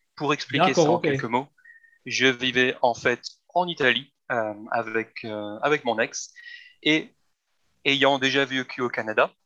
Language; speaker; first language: French; native; French